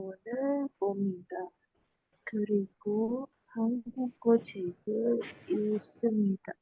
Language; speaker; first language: Korean; non-native, learner; Indonesian